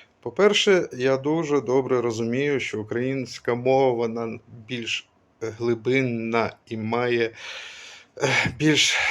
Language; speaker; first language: Ukrainian; non-native, local second language; Russian